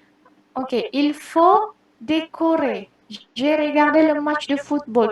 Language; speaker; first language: French; non-native, fluent; Indonesian